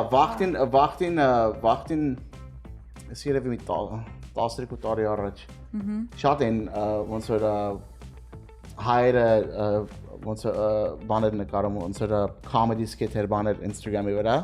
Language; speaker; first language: Armenian; early bilingual, heritage; Armenian